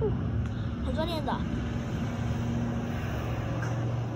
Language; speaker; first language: Chinese; early bilingual, heritage; Chinese